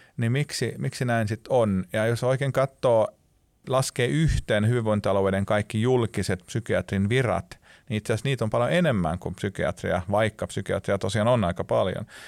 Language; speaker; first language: Finnish; non-native, local second language; Swedish